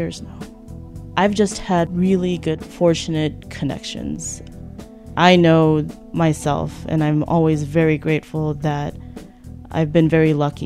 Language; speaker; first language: English; native; English